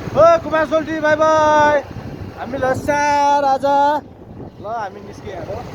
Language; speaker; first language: Nepali; non-native, local second language; Gurung